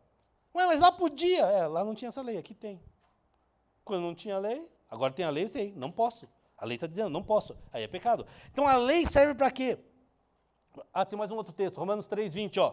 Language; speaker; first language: Portuguese; native; Portuguese